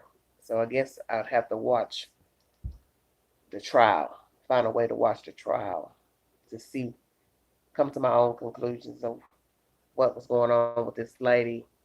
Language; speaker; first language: English; native; English